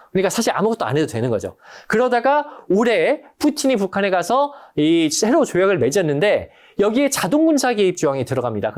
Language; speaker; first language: Korean; native; Korean